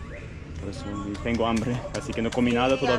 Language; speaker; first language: Spanish; non-native, fluent; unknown